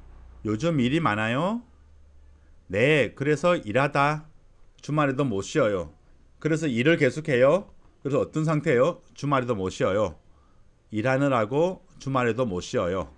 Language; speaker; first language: Korean; native; Korean